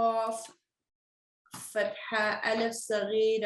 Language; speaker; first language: Arabic; non-native, learner; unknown